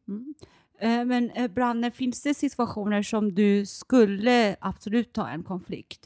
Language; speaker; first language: Swedish; non-native, fluent; Persian